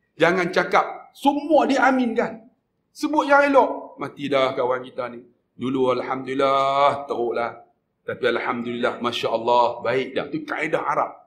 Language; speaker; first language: Malay; native; Malay